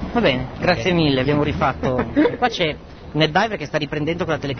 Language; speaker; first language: Italian; native; Italian